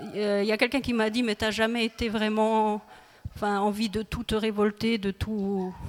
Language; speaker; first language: French; native; French